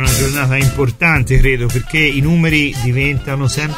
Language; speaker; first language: Italian; native; Italian